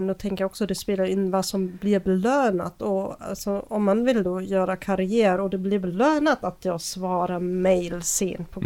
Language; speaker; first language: Swedish; non-native, fluent; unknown